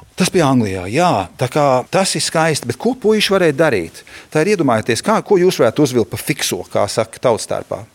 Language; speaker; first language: Latvian; early bilingual, heritage; Latvian